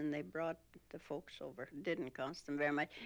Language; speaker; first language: English; non-native, fluent; Russian